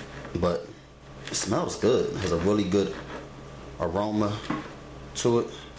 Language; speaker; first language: English; native; English